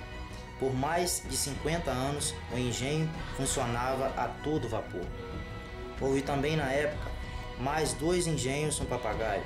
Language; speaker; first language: Portuguese; native; Portuguese